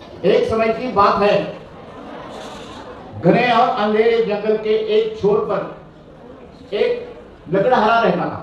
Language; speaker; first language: Hindi; non-native, local second language; Marathi